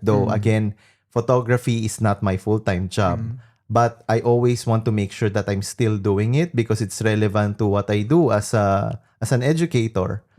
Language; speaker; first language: English; non-native, local second language; Filipino